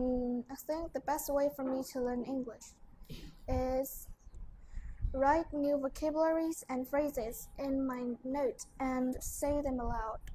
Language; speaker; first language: English; non-native, learner; Vietnamese